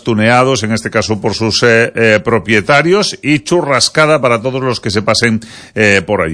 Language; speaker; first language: Spanish; native; Spanish